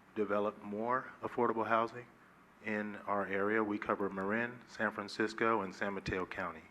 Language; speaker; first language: English; native; English